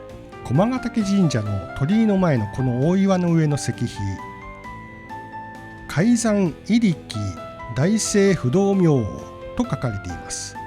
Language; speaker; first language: Japanese; native; Japanese